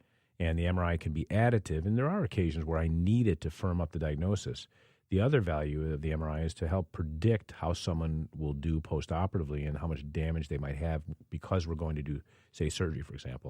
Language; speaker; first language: English; native; English